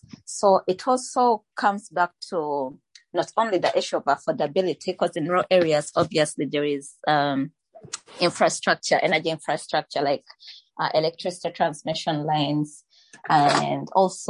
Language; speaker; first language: English; non-native, local second language; Ganda